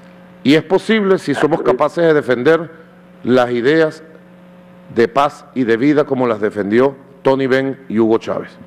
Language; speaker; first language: Spanish; native; Spanish